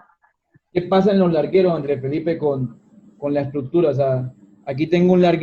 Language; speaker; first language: Spanish; native; Spanish